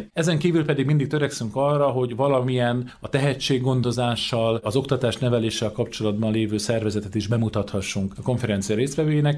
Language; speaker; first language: Hungarian; native; Hungarian